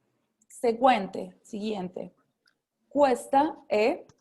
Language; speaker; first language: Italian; non-native, fluent; Spanish